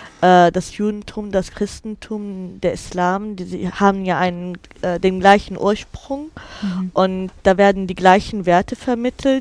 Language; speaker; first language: German; non-native, fluent; Arabic